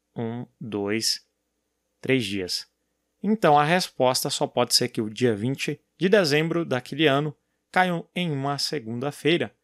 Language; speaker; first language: Portuguese; native; Portuguese